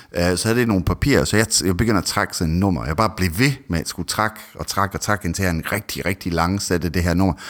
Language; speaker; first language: Danish; non-native, fluent; English